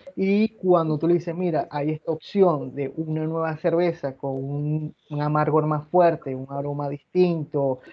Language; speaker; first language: Spanish; native; Spanish